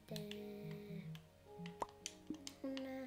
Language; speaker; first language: Welsh; non-native, local second language; English